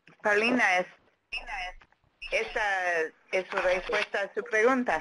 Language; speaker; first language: Spanish; non-native, fluent; English